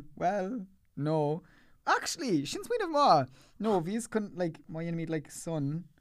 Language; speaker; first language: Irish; non-native, local second language; English